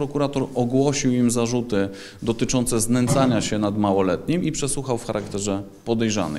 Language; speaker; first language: Polish; native; Polish